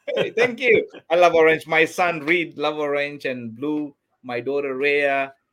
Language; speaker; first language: English; non-native, local second language; Tamil